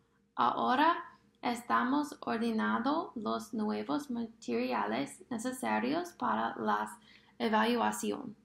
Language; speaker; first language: Spanish; non-native, fluent; English